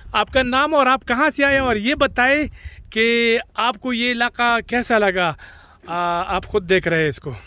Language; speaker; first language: Urdu; non-native, local second language; Pashto